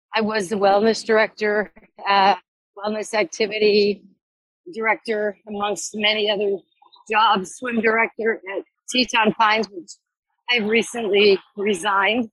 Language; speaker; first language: English; native; English